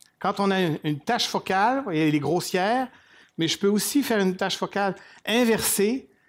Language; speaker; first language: French; native; French